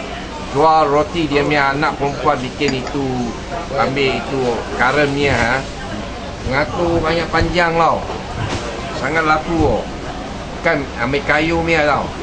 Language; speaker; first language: Indonesian; non-native, local second language; Chinese